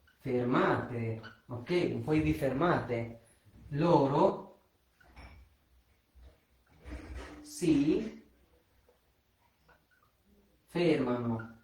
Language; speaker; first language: Italian; non-native, fluent; Bangla